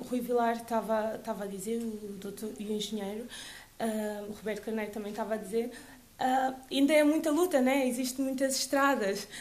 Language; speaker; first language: Portuguese; early bilingual, other home language; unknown